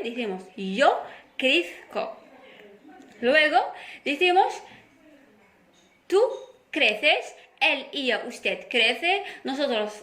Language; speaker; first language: Spanish; non-native, fluent; Arabic